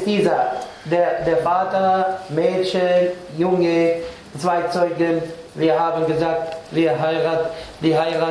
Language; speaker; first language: German; non-native, fluent; Arabic